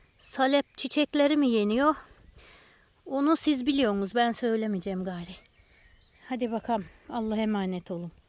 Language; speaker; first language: Turkish; native; Turkish